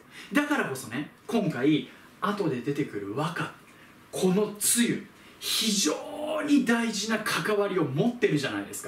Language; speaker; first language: Japanese; native; Japanese